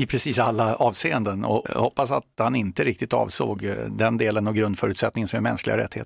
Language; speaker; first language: Swedish; native; Swedish